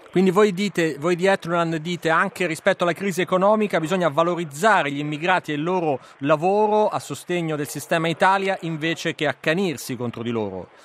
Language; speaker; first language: Italian; native; Italian